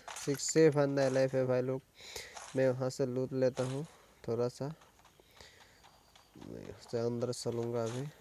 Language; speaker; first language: Hindi; non-native, local second language; Assamese